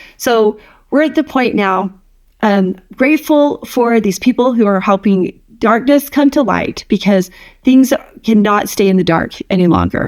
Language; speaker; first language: English; native; English